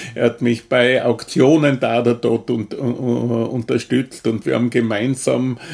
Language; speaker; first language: German; native; German